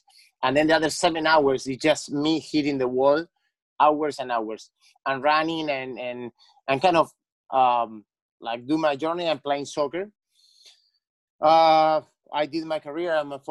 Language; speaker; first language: English; non-native, fluent; Spanish